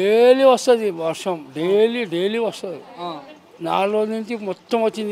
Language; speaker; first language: Telugu; non-native, local second language; Urdu